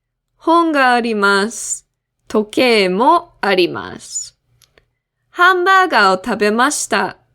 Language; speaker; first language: Japanese; non-native, fluent; English